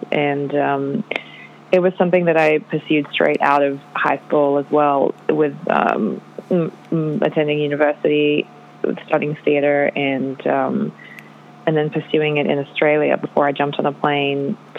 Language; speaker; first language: English; non-native, local second language; Polish